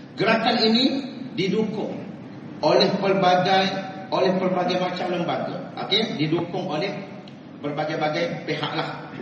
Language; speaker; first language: Malay; native; Malay